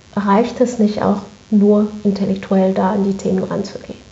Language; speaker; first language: German; non-native, fluent; French